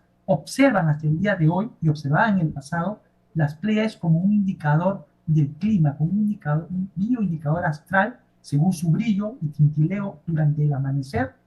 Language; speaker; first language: Spanish; native; Spanish